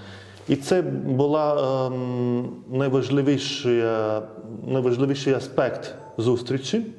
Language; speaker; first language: Ukrainian; non-native, fluent; Lithuanian